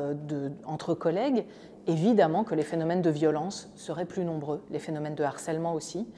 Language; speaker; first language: French; native; French